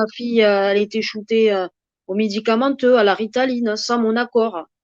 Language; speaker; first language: French; native; French